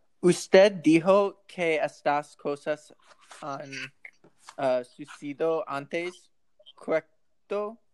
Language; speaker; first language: Spanish; non-native, learner; English